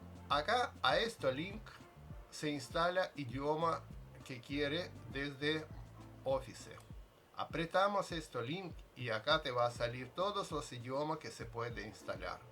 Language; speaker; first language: Spanish; non-native, fluent; Russian